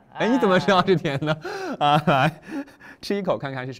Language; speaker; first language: Chinese; native; Chinese